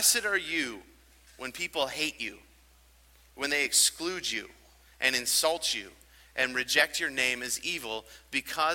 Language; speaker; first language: English; native; English